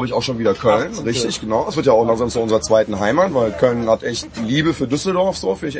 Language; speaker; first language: German; native; German